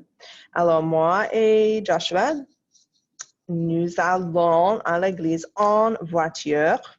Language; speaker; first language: French; non-native, fluent; English